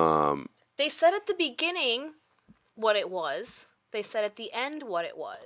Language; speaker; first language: English; native; English